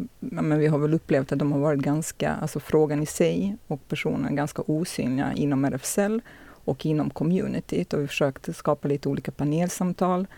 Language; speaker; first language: Swedish; native; Swedish